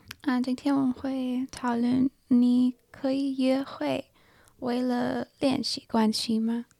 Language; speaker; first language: Chinese; non-native, learner; English